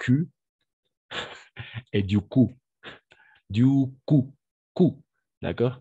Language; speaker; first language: French; non-native, fluent; Spanish